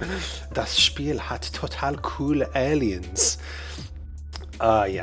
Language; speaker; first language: German; non-native, learner; English